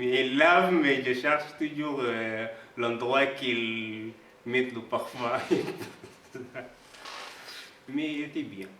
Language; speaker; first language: French; non-native, learner; Arabic